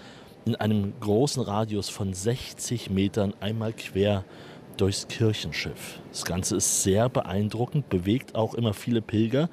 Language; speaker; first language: German; native; German